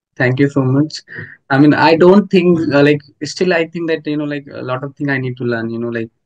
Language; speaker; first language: English; non-native, local second language; Hindi